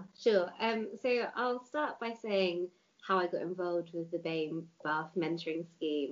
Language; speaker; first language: English; native; English